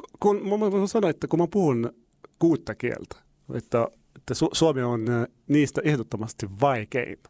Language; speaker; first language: Finnish; non-native, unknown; Arabic